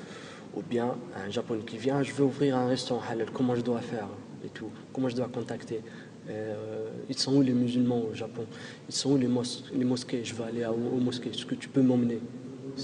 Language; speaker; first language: French; non-native, local second language; Arabic